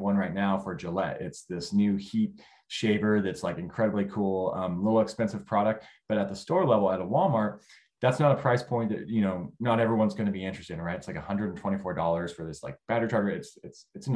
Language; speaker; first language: English; native; English